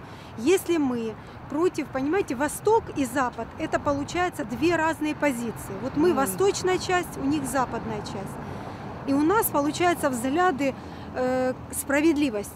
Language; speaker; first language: Russian; native; Russian